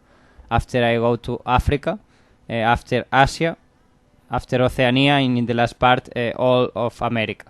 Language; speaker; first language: English; non-native, learner; Spanish